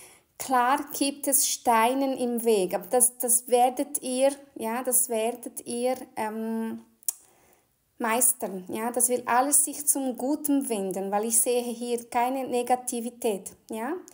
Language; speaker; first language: German; non-native, fluent; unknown